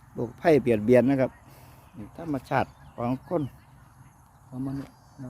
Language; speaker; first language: Thai; non-native, local second language; Northeastern Thai